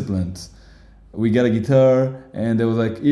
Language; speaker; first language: English; non-native, fluent; Bulgarian